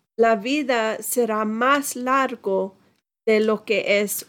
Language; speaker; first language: Spanish; non-native, fluent; English